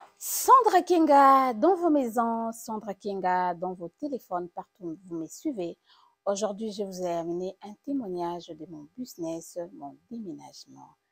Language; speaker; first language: French; non-native, local second language; Lingala